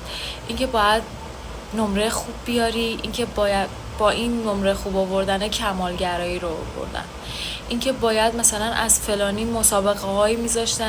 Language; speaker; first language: Persian; native; Persian